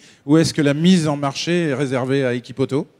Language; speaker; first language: French; native; French